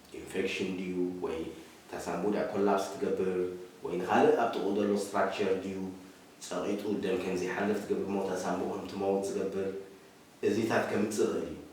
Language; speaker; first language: Tigrinya; native; Tigrinya